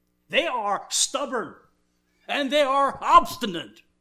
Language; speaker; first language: English; early bilingual, other home language; German